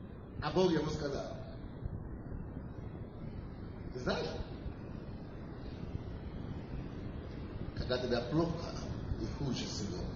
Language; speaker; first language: Russian; non-native, fluent; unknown